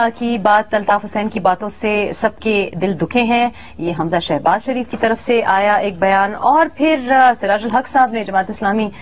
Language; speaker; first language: Urdu; non-native, local second language; Pashto